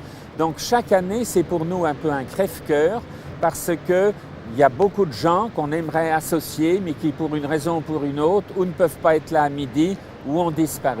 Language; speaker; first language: French; native; French